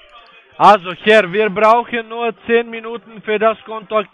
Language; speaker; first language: German; non-native, learner; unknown